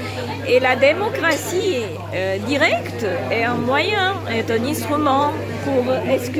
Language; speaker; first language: French; non-native, fluent; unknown